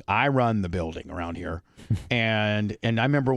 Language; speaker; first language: English; native; English